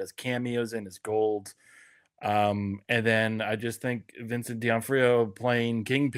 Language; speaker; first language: English; native; English